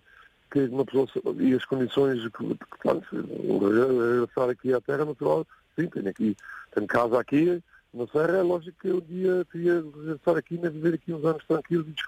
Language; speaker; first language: Portuguese; native; Portuguese